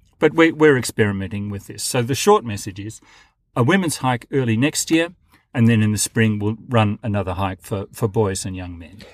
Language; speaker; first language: English; native; English